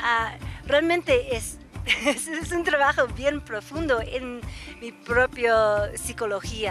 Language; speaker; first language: Spanish; native; Spanish